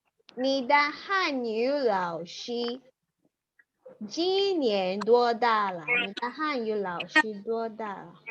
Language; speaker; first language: Chinese; non-native, fluent; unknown